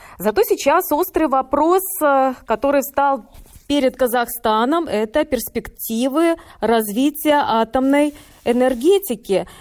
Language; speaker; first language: Russian; native; Russian